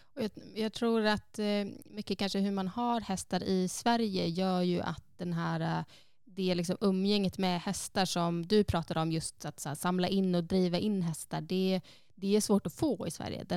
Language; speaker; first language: Swedish; native; Swedish